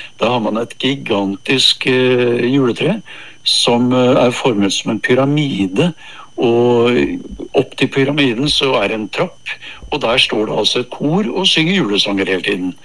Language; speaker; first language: Norwegian; native; Norwegian